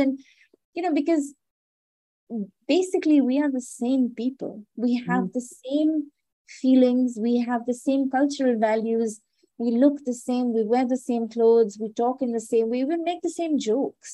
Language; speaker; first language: English; non-native, local second language; Hindi